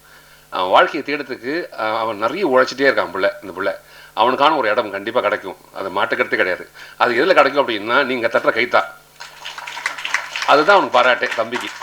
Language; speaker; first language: Tamil; native; Tamil